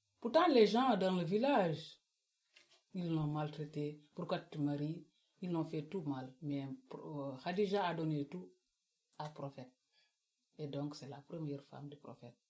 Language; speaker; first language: French; non-native, local second language; Wolof